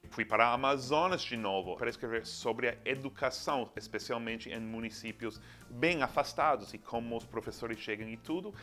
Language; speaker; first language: Portuguese; non-native, fluent; English